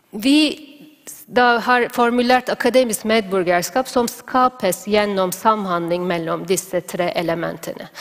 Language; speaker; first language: Norwegian; non-native, fluent; Turkish